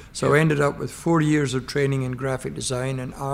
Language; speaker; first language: English; native; English